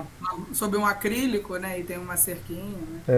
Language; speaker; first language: Portuguese; native; Portuguese